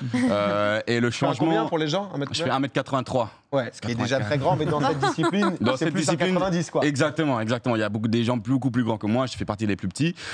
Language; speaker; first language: French; early bilingual, heritage; English